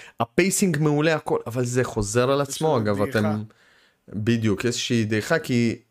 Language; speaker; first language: Hebrew; early bilingual, other home language; Russian